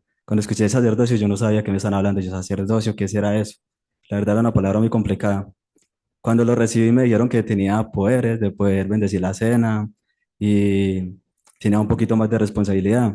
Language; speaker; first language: Spanish; native; Spanish